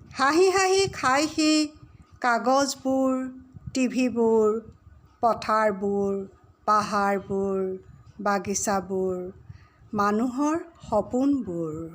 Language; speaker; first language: Assamese; native; Assamese